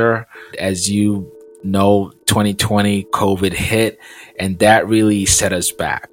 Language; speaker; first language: English; non-native, local second language; Yoruba